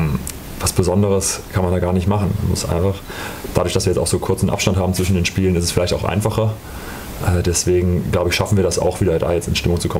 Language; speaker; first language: German; native; German